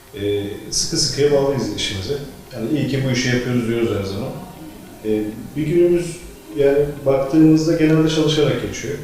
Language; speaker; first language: Turkish; native; Turkish